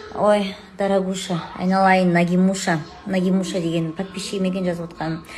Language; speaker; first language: Russian; non-native, local second language; Kazakh